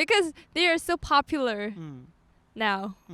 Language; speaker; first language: English; non-native, learner; Korean